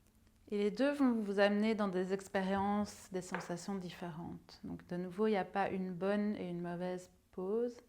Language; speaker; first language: French; native; French